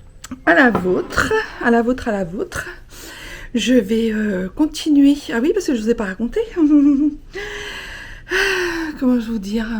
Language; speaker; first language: French; native; French